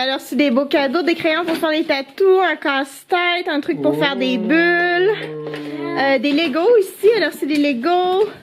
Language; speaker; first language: French; native; French